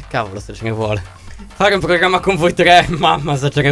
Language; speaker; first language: Italian; native; Italian